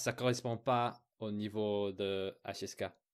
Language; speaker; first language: French; non-native, fluent; English